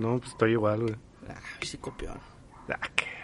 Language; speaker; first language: Spanish; native; Spanish